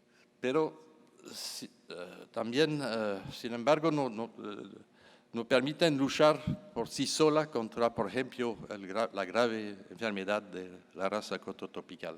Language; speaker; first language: Spanish; non-native, fluent; French